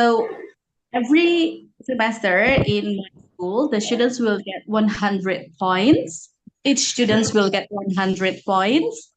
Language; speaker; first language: English; non-native, fluent; Indonesian